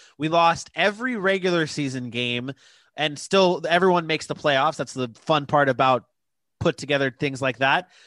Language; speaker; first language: English; native; English